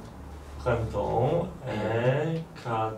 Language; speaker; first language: French; non-native, learner; Polish